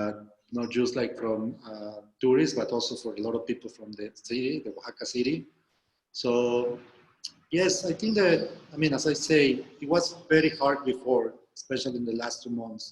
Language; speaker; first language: English; non-native, fluent; Spanish